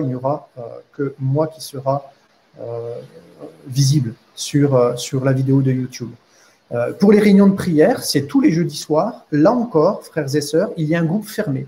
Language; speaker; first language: French; native; French